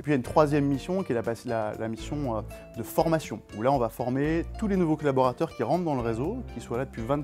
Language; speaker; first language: French; native; French